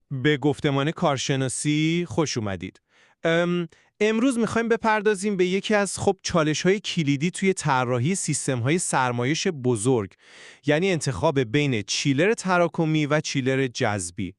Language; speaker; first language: Persian; native; Persian